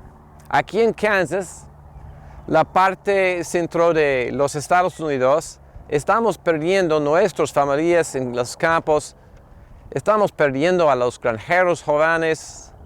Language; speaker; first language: Spanish; non-native, fluent; English